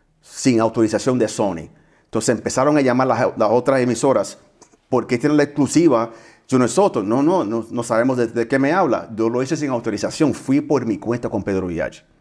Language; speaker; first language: Spanish; early bilingual, heritage; Spanish